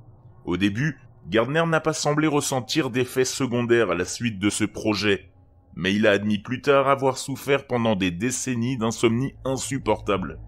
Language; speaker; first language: French; native; French